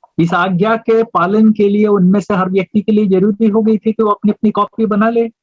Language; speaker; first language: Hindi; native; Hindi